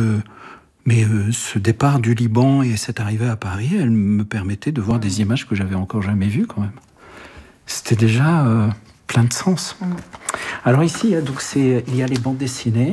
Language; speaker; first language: French; early bilingual, other home language; Arabic